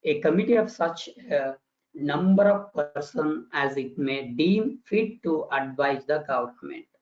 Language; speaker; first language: English; non-native, local second language; Kannada